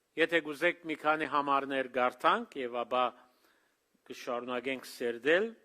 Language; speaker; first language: Armenian; early bilingual, heritage; Armenian